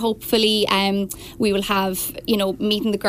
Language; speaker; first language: English; native; English